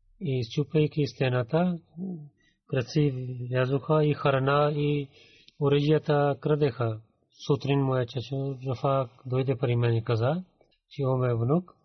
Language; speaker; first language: Bulgarian; non-native, learner; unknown